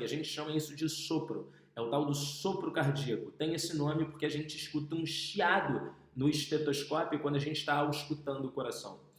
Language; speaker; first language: Portuguese; native; Portuguese